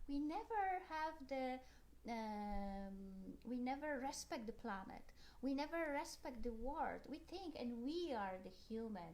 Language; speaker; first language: English; non-native, learner; Polish